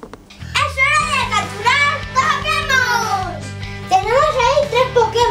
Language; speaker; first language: Spanish; native; Spanish